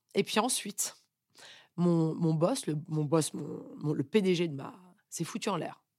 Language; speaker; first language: French; native; French